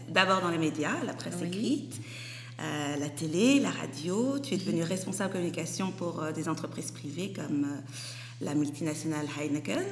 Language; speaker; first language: French; native; French